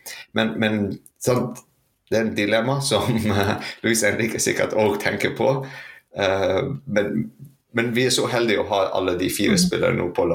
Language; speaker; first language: Norwegian; non-native, fluent; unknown